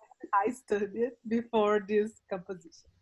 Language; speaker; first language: English; non-native, learner; Portuguese